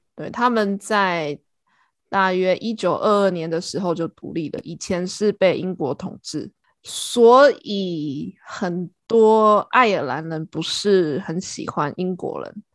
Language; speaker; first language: Chinese; native; Chinese